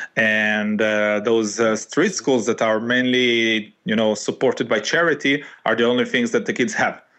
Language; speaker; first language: English; non-native, fluent; Hebrew